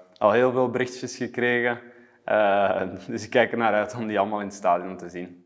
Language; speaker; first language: Dutch; native; Dutch